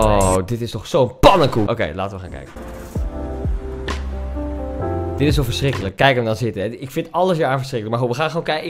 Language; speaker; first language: Dutch; native; Dutch